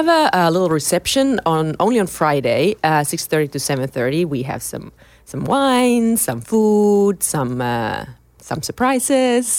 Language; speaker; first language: English; non-native, fluent; Finnish